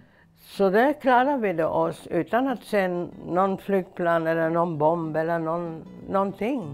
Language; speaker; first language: Swedish; non-native, fluent; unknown